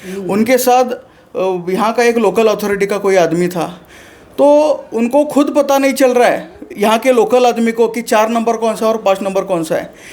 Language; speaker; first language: Hindi; non-native, local second language; Marathi